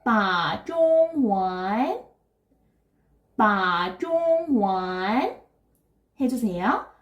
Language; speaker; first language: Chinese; non-native, fluent; Korean